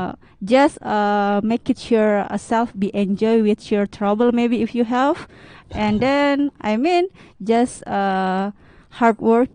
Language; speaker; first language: English; non-native, learner; Indonesian